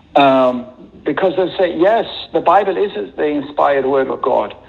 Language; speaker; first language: English; non-native, fluent; Swedish